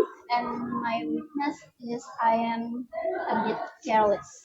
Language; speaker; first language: English; non-native, learner; Indonesian